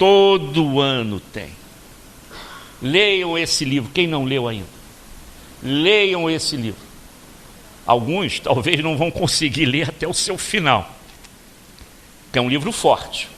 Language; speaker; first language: Portuguese; native; Portuguese